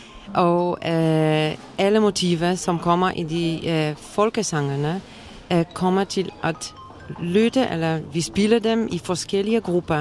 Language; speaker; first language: Danish; non-native, fluent; Polish